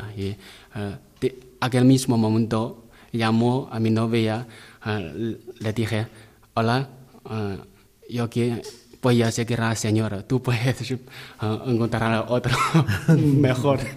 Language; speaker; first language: Spanish; non-native, learner; Chinese